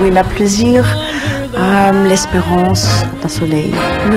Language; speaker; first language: French; non-native, fluent; German